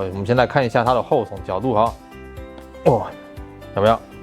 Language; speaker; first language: Chinese; native; Chinese